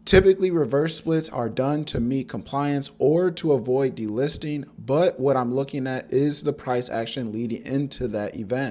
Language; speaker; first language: English; native; English